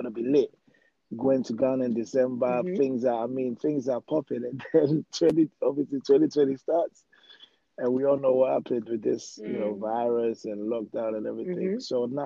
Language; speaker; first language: English; non-native, local second language; Akan